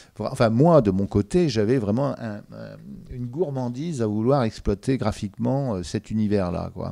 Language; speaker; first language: French; native; French